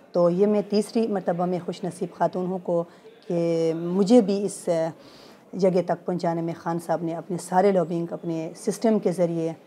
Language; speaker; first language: Urdu; non-native, local second language; Khowar